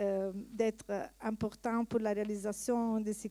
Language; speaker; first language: French; non-native, learner; Italian